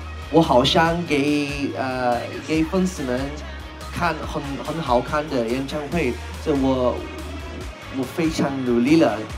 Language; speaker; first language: Chinese; non-native, learner; Korean